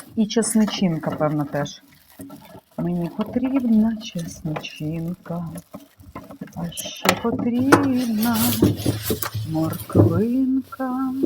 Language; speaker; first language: Ukrainian; non-native, local second language; Russian